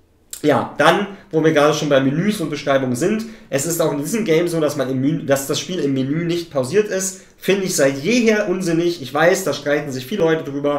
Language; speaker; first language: German; native; German